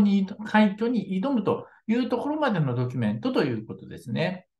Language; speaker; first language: Japanese; native; Japanese